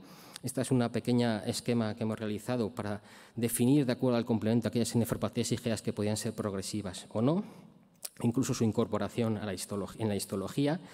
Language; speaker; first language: Spanish; native; Spanish